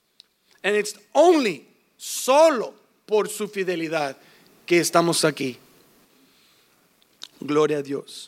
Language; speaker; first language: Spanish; early bilingual, heritage; English